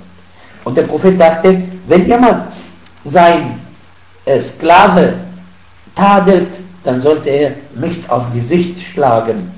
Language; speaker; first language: German; non-native, fluent; Arabic